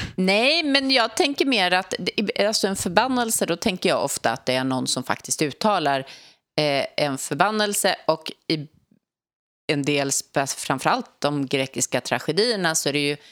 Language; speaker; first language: Swedish; native; Swedish